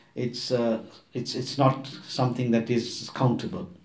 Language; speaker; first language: English; early bilingual, other home language; Urdu